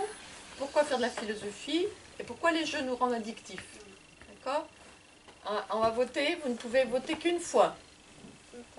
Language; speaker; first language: French; native; French